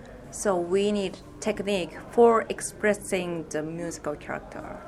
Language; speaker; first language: English; non-native, fluent; Japanese